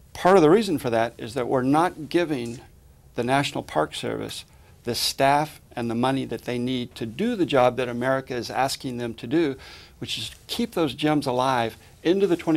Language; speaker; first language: English; native; English